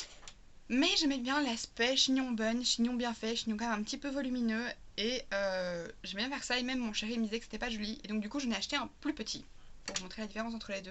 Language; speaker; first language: French; native; French